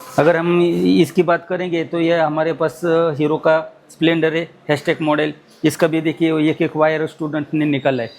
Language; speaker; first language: Hindi; non-native, local second language; Marathi